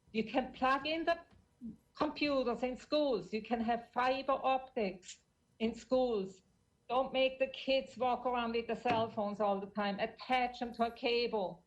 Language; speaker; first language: English; non-native, fluent; German